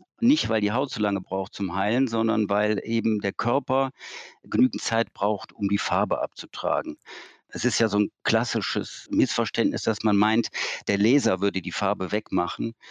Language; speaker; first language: German; native; German